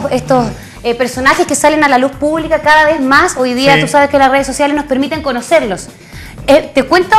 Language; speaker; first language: Spanish; native; Spanish